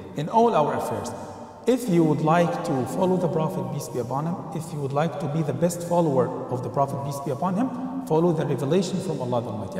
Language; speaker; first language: English; non-native, fluent; Arabic